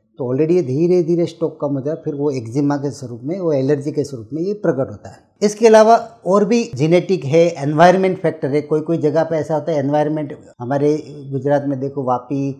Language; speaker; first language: Hindi; non-native, local second language; Gujarati